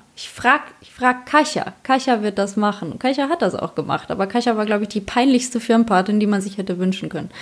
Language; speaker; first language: German; early bilingual, other home language; Polish